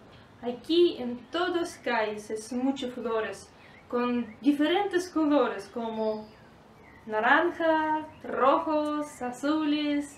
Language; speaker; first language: Spanish; non-native, learner; Russian